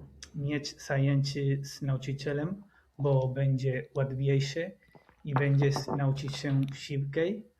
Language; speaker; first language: Polish; non-native, learner; Spanish